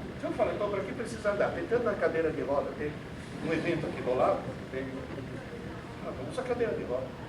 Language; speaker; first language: Portuguese; early bilingual, other home language; Italian